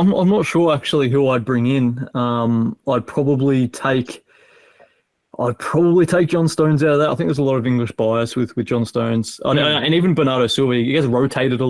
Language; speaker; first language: English; native; English